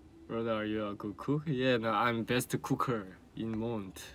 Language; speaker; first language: English; non-native, learner; Korean